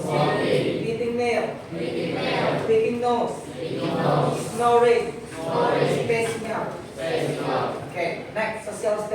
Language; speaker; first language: English; non-native, fluent; Indonesian